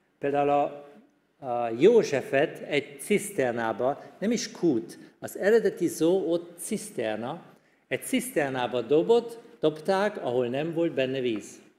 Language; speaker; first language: Hungarian; non-native, fluent; German